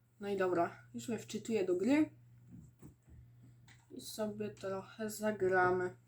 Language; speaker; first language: Polish; native; Polish